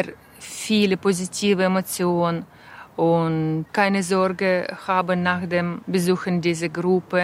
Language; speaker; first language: German; non-native, learner; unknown